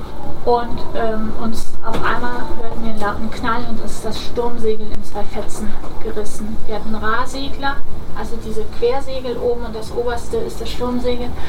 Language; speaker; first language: German; native; German